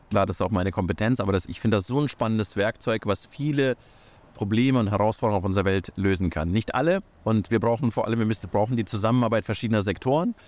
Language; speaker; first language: German; early bilingual, other home language; Russian